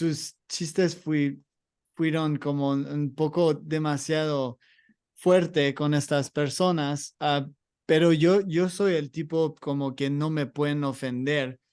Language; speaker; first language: Spanish; non-native, learner; English